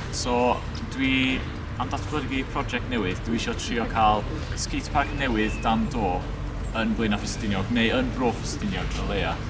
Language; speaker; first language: Welsh; native; Welsh